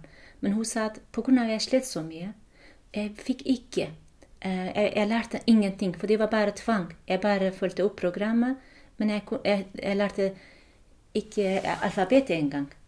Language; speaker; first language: Norwegian; non-native, fluent; Kurdish